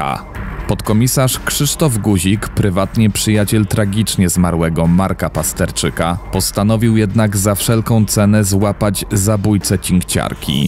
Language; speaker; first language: Polish; native; Polish